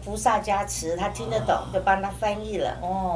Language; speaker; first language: Chinese; native; Chinese